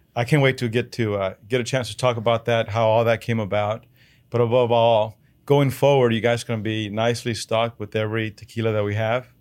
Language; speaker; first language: English; early bilingual, other home language; Spanish